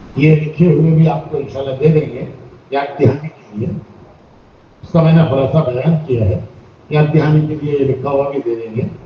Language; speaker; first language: Urdu; native; Urdu